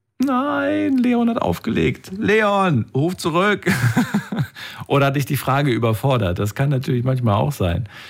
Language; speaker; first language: German; native; German